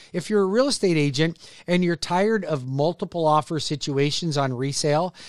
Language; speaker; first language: English; native; English